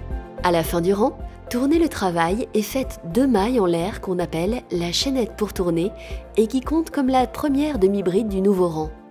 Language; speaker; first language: French; native; French